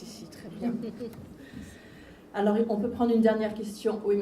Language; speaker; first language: French; native; French